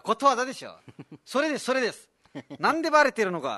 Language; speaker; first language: Japanese; non-native, fluent; Nepali